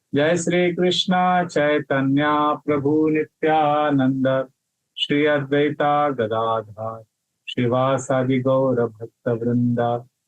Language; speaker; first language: Hindi; non-native, local second language; Marathi